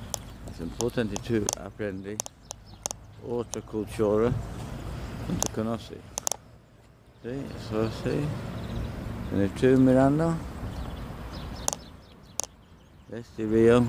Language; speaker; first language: Spanish; non-native, learner; English